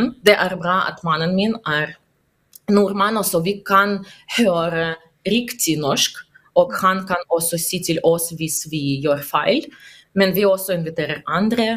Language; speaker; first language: Norwegian; non-native, learner; Russian